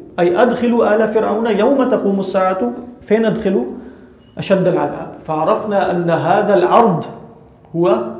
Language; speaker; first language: Urdu; native; Urdu